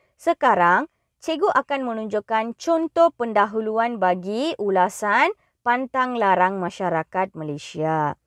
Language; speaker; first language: Malay; non-native, local second language; Tamil